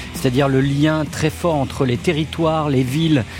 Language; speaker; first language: French; native; French